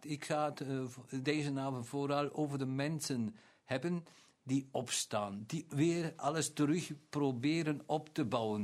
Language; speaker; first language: Dutch; non-native, local second language; German